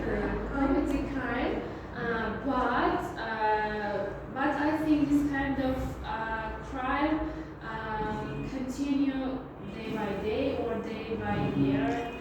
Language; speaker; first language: English; non-native, learner; Uzbek